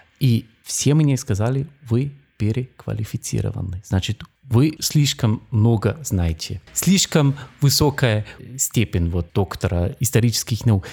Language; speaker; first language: Russian; non-native, fluent; German